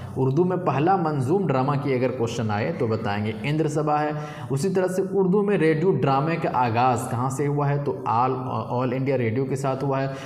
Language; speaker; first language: Hindi; non-native, local second language; Urdu